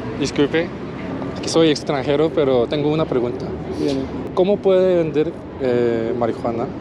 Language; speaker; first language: Spanish; non-native, learner; Korean